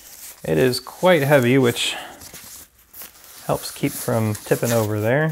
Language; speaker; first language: English; native; English